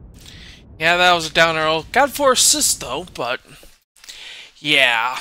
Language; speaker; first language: English; native; English